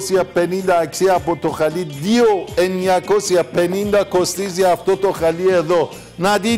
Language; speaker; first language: Greek; non-native, learner; Persian